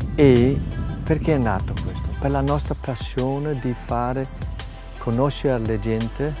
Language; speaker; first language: Italian; non-native, fluent; Danish